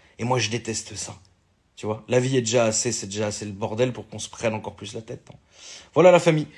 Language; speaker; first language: French; native; French